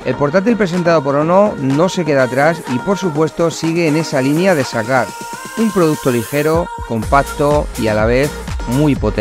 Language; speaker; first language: Spanish; native; Spanish